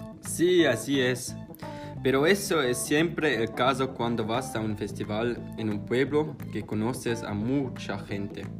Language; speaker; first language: Spanish; non-native, learner; German